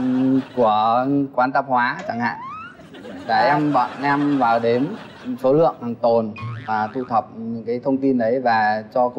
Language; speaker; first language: Vietnamese; native; Vietnamese